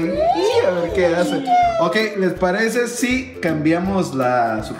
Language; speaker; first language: Spanish; native; Spanish